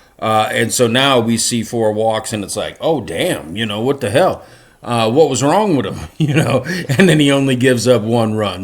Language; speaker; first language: English; native; English